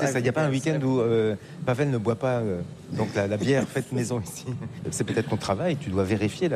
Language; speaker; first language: French; native; French